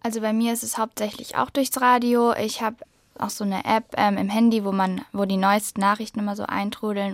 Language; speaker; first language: German; native; German